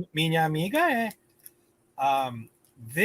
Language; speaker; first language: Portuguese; non-native, learner; English